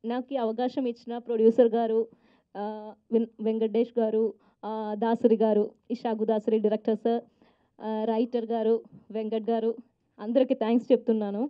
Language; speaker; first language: Telugu; non-native, learner; Malayalam